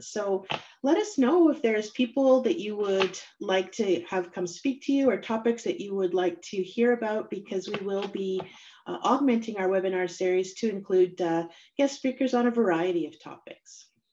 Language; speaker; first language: English; native; English